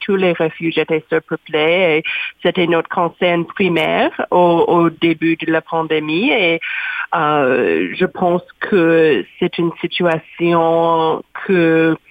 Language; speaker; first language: French; non-native, learner; English